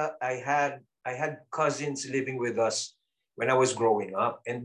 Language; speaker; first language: English; non-native, local second language; Cebuano